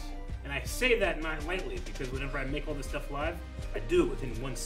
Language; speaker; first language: English; native; English